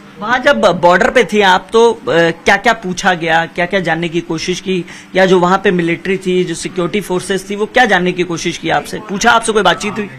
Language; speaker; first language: Hindi; native; Hindi